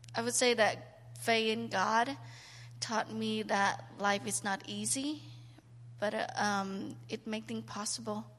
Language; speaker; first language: English; non-native, learner; Khmer